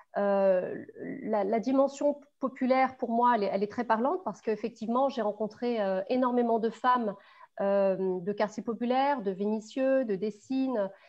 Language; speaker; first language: French; native; French